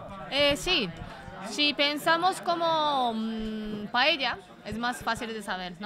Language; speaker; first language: Spanish; non-native, learner; Japanese